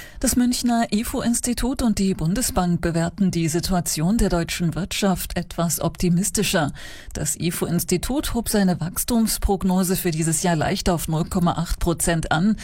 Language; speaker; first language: German; native; German